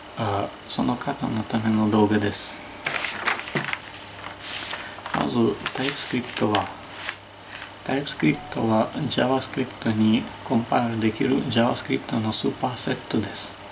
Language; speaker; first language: Japanese; non-native, fluent; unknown